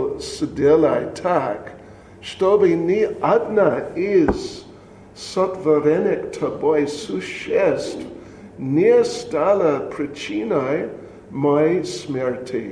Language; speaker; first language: Russian; non-native, learner; English